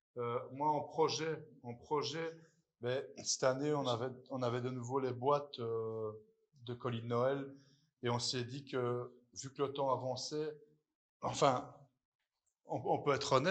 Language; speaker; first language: French; native; French